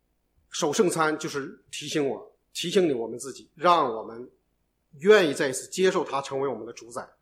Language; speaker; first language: Chinese; native; Chinese